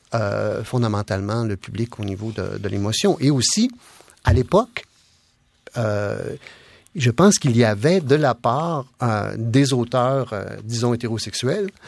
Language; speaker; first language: French; native; French